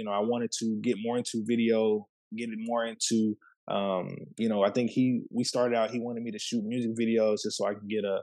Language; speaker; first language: English; native; English